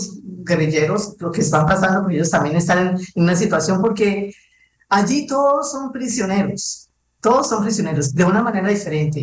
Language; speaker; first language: Spanish; native; Spanish